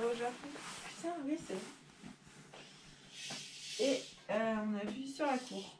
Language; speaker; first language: French; native; French